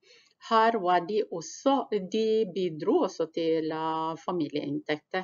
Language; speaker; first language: Norwegian; non-native, fluent; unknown